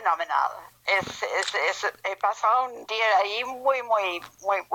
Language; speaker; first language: Spanish; non-native, fluent; English